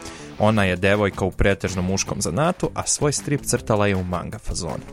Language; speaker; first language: Serbian; native; Serbian